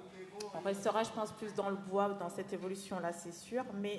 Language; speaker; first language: French; native; French